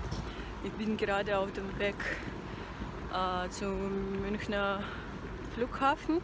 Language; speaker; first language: German; non-native, fluent; Russian